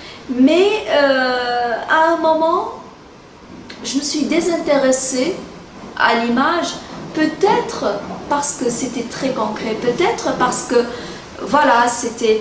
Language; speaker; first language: French; non-native, local second language; Arabic